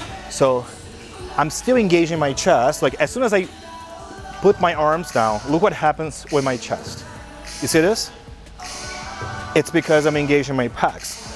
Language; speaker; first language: English; non-native, fluent; Portuguese